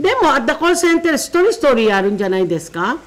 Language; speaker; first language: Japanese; non-native, fluent; Filipino